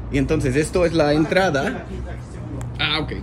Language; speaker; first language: Spanish; non-native, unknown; English